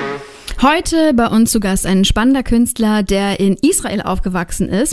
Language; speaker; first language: German; native; German